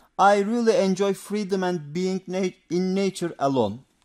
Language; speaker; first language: English; non-native, fluent; Turkish